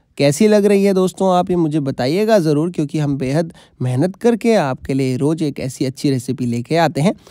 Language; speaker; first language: Hindi; native; Hindi